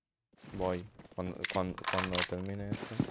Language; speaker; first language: Spanish; native; Spanish